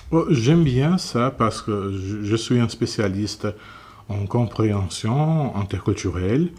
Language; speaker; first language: French; non-native, fluent; Portuguese